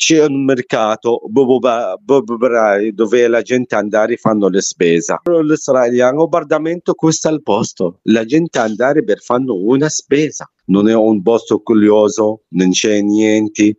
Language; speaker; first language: Italian; non-native, learner; Arabic